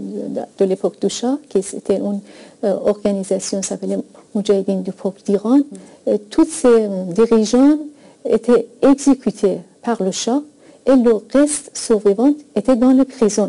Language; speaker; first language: French; non-native, fluent; Persian